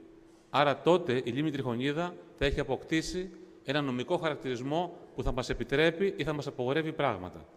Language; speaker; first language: Greek; native; Greek